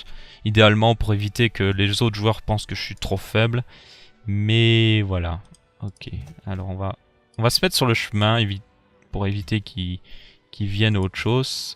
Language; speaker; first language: French; native; French